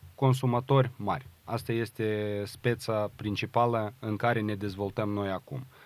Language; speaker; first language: Romanian; non-native, local second language; Russian